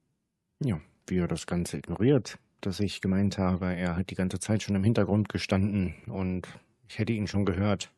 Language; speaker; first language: German; native; German